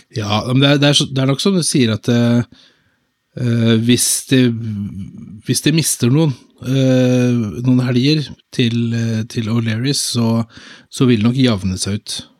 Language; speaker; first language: Norwegian; native; Norwegian